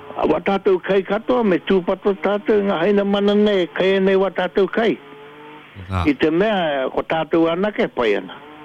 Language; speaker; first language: Māori; native; Māori